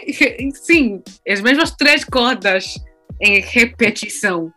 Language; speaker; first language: Portuguese; non-native, learner; English